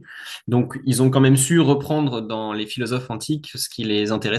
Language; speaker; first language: French; native; French